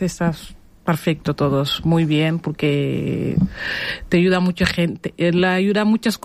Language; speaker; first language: Spanish; non-native, learner; Arabic